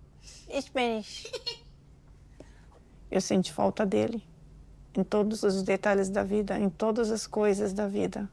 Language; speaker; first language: Portuguese; non-native, learner; Arabic